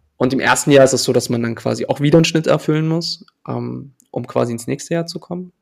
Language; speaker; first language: German; early bilingual, other home language; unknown